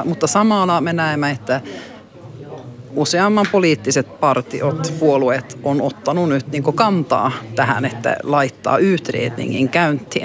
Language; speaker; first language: Finnish; non-native, local second language; Swedish